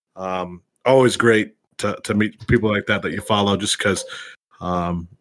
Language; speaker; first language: English; native; English